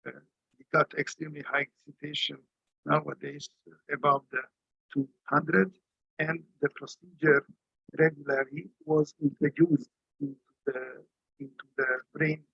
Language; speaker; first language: English; non-native, fluent; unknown